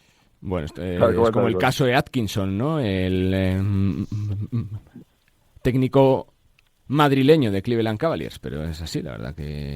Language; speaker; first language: Spanish; native; Spanish